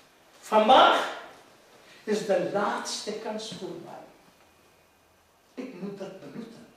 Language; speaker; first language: Dutch; non-native, fluent; Urdu